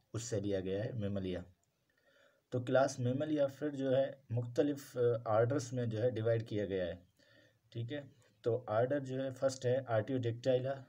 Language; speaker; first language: Urdu; non-native, local second language; Sindhi